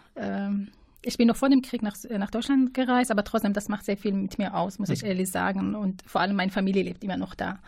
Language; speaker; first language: German; non-native, fluent; Arabic